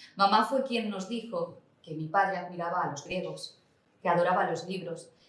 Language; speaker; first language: Spanish; non-native, local second language; Catalan